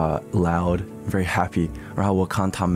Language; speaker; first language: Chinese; early bilingual, heritage; English